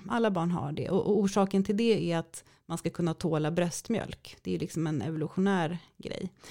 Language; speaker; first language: Swedish; native; Swedish